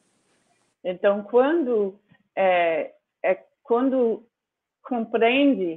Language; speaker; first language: Portuguese; non-native, fluent; English